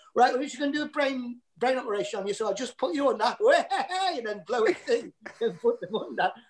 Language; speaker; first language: English; native; English